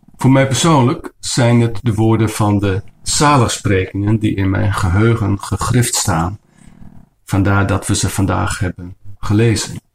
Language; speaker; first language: Dutch; non-native, local second language; Western Frisian